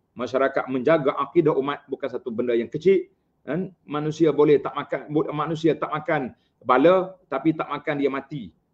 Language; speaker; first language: Malay; native; Malay